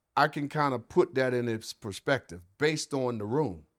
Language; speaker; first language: English; native; English